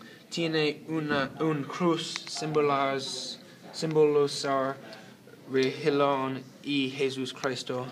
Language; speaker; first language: Spanish; non-native, learner; English